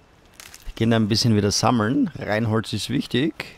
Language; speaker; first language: German; native; German